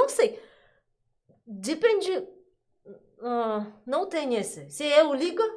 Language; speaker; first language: Portuguese; non-native, learner; Russian